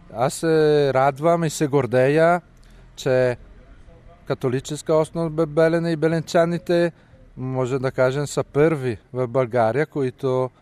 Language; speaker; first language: Bulgarian; non-native, fluent; Italian